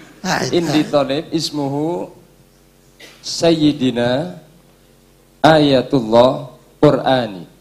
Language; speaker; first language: Arabic; non-native, learner; Indonesian